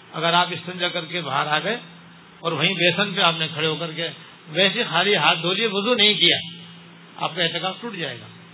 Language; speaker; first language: Urdu; native; Urdu